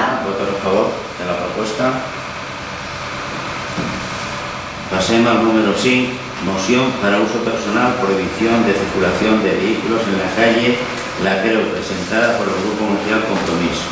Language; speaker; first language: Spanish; non-native, local second language; Catalan